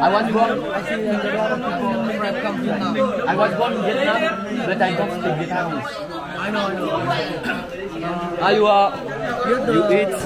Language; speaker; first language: English; non-native, learner; French